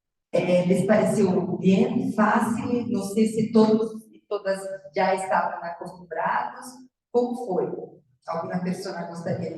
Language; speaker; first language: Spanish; non-native, learner; Portuguese